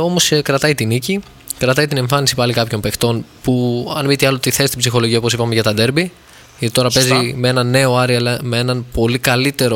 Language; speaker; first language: Greek; native; Greek